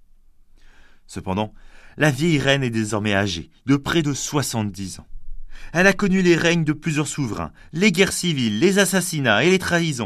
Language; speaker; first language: French; native; French